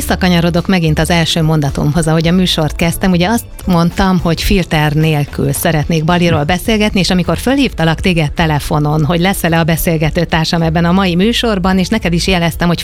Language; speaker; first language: Hungarian; native; Hungarian